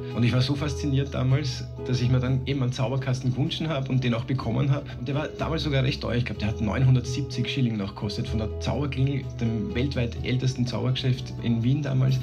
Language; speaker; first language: German; native; German